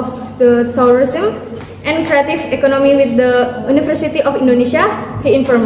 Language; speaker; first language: English; non-native, learner; Indonesian